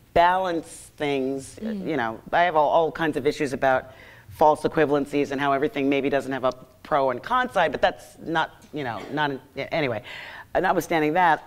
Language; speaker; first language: English; native; English